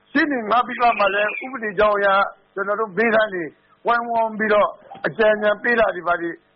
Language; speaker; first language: Burmese; native; Burmese